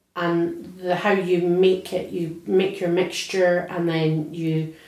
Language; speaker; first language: English; native; English